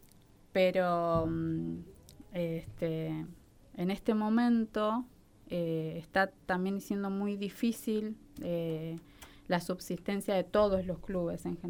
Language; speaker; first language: Spanish; native; Spanish